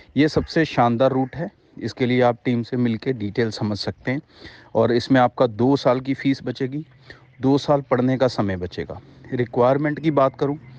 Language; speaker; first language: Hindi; non-native, local second language; Punjabi